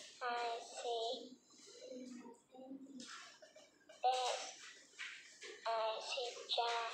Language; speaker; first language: English; non-native, learner; Vietnamese